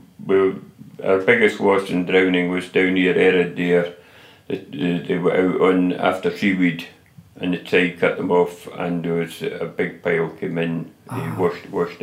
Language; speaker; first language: English; native; English